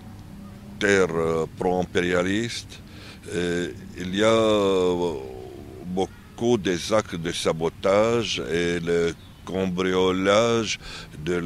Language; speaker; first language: French; non-native, learner; Arabic